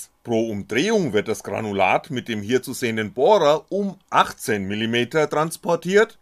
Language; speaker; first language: German; native; German